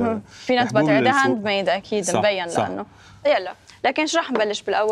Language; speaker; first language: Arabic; native; Arabic